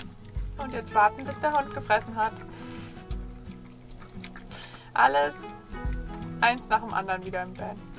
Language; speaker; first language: German; native; German